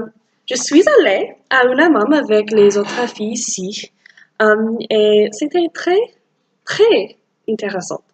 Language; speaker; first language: French; non-native, learner; English